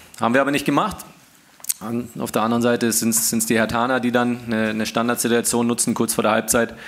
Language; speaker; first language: German; native; German